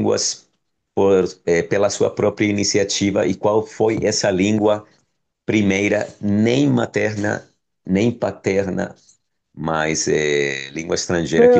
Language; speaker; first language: Portuguese; non-native, fluent; Spanish